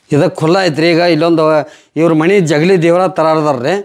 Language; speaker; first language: Kannada; native; Kannada